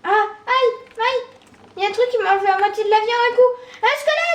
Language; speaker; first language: French; native; French